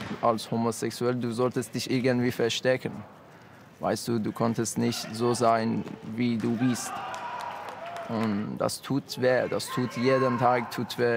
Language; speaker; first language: German; non-native, learner; Persian